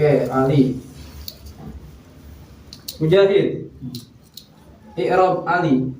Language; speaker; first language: Arabic; non-native, fluent; Indonesian